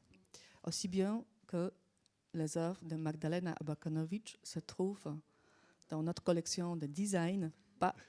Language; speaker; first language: French; non-native, fluent; Polish